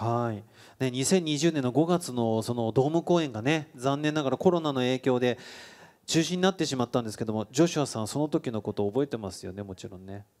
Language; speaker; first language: Japanese; native; Japanese